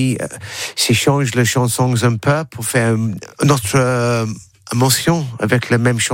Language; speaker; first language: French; non-native, learner; English